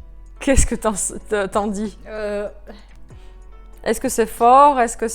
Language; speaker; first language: French; non-native, fluent; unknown